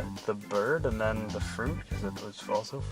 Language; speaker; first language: English; native; English